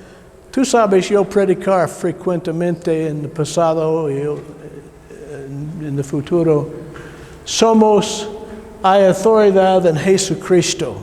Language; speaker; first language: Spanish; non-native, learner; English